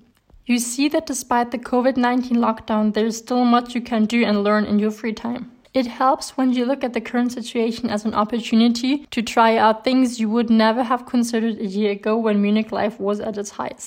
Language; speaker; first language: English; non-native, fluent; German